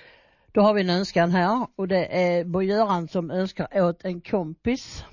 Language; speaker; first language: Swedish; native; Swedish